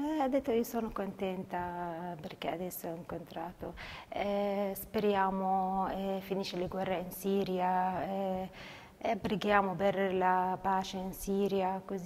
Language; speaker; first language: Italian; non-native, learner; Arabic